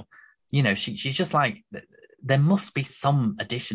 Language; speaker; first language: English; native; English